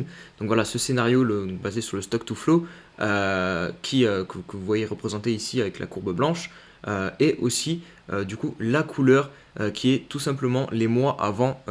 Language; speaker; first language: French; native; French